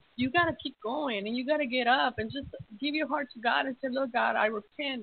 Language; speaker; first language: English; early bilingual, other home language; Spanish